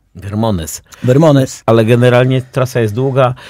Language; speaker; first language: Polish; native; Polish